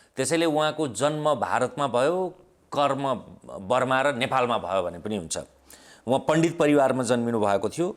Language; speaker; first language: Nepali; native; Nepali